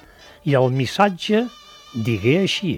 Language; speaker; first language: Catalan; native; Catalan